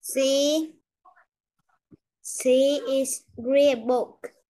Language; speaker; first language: English; non-native, learner; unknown